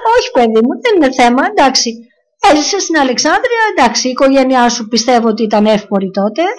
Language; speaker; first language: Greek; native; Greek